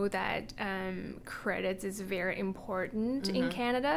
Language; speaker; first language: English; non-native, fluent; Chinese